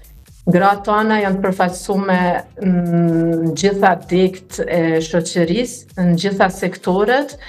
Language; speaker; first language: Albanian; early bilingual, heritage; Albanian